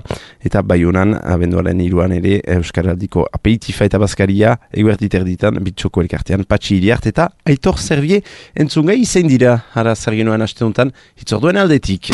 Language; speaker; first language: Basque; native; Basque